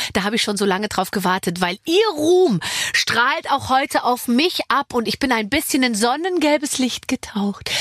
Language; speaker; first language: German; native; German